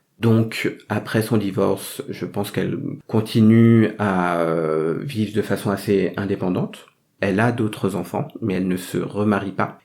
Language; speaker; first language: French; early bilingual, other home language; Vietnamese